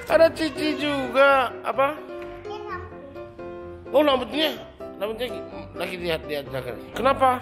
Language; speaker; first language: Indonesian; non-native, fluent; Japanese